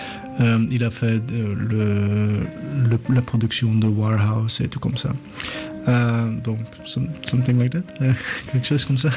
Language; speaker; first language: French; non-native, fluent; Dutch